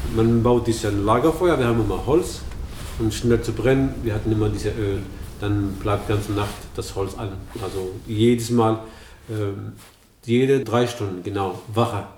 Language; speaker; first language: German; early bilingual, other home language; Arabic